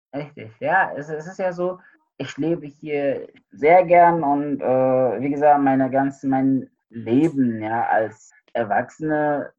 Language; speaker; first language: German; non-native, fluent; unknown